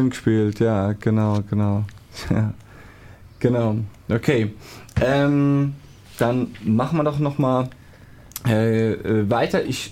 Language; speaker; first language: German; native; German